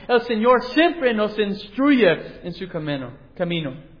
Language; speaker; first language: Spanish; non-native, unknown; English